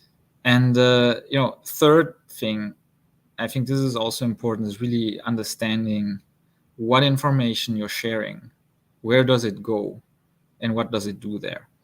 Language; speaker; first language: English; non-native, fluent; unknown